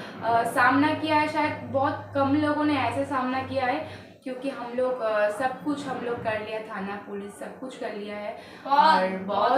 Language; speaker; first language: Hindi; non-native, local second language; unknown